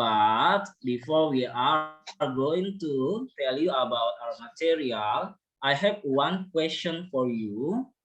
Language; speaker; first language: English; non-native, learner; Indonesian